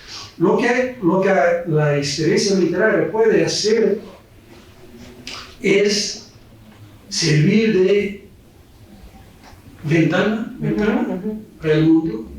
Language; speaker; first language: Spanish; non-native, fluent; Portuguese